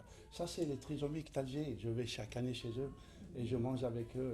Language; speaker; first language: French; non-native, fluent; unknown